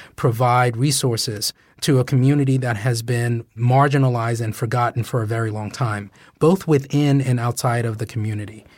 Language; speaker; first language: English; native; English